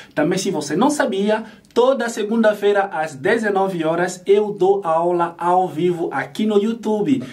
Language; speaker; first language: Portuguese; non-native, fluent; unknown